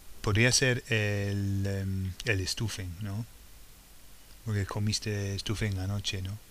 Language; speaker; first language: Spanish; non-native, fluent; English